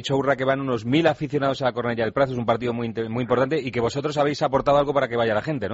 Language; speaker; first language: Spanish; native; Spanish